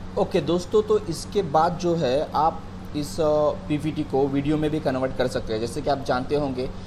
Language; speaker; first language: Hindi; non-native, local second language; Marathi